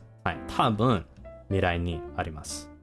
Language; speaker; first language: Japanese; non-native, learner; English